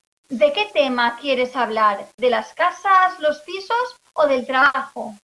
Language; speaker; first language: Spanish; native; Spanish